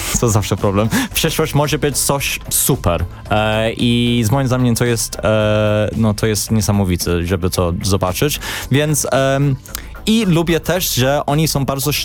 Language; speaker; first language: Polish; non-native, learner; English